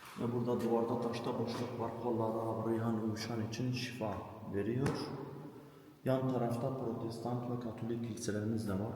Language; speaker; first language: Turkish; non-native, local second language; Turoyo